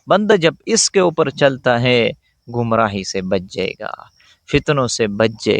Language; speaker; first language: Hindi; native; Hindi